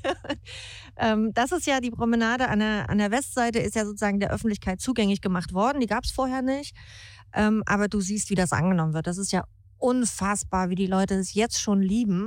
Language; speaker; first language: German; native; German